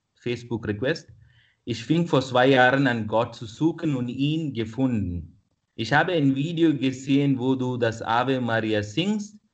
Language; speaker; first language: German; non-native, fluent; Kannada